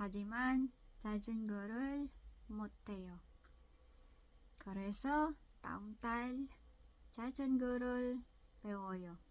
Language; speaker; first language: Korean; non-native, learner; Filipino